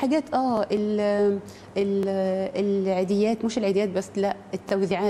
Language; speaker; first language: Arabic; native; Arabic